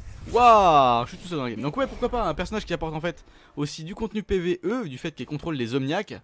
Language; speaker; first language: French; native; French